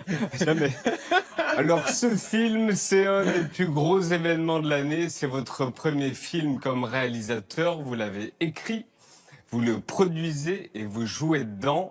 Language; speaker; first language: French; native; French